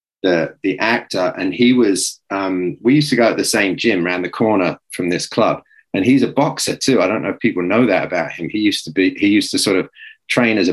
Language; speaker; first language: English; native; English